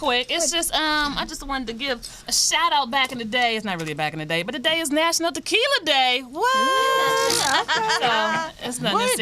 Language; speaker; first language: English; native; English